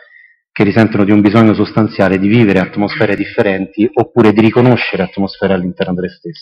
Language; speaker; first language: Italian; native; Italian